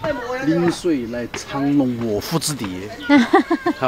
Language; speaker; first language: Chinese; native; Chinese